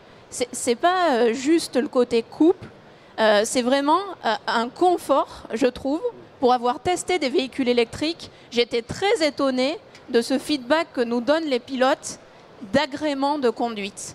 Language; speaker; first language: French; native; French